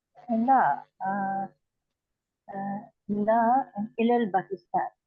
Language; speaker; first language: Arabic; non-native, learner; Urdu